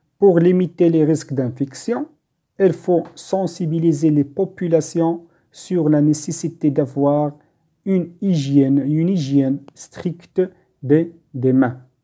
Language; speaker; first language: French; non-native, local second language; Arabic